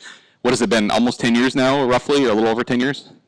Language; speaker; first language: English; native; English